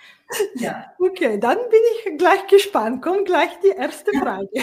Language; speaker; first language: German; non-native, fluent; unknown